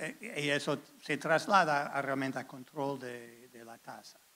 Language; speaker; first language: Spanish; non-native, fluent; English